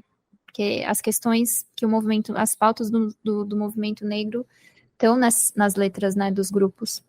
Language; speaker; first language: Portuguese; native; Portuguese